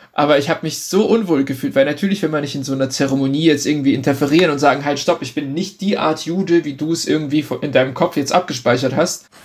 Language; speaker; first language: German; early bilingual, other home language; Russian